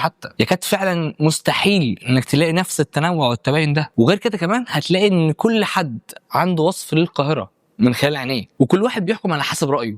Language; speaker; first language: Arabic; native; Arabic